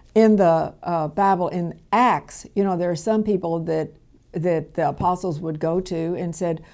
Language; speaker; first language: English; native; English